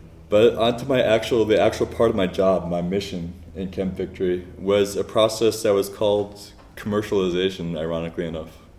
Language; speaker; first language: English; native; English